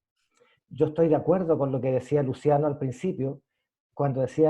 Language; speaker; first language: Spanish; native; Spanish